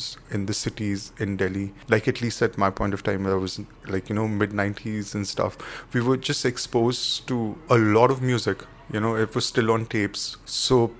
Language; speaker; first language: English; non-native, local second language; Hindi